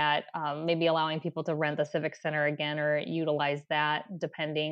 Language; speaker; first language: English; native; English